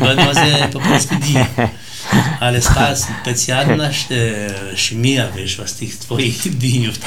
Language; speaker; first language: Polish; early bilingual, heritage; Polish